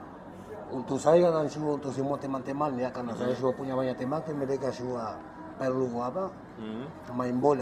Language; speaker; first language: Indonesian; non-native, fluent; Spanish